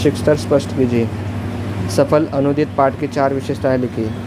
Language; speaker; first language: Hindi; non-native, local second language; Marathi